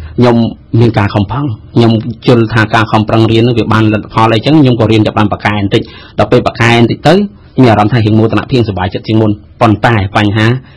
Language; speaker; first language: Khmer; native; Khmer